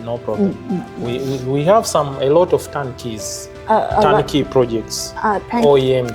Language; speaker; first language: English; non-native, local second language; Swahili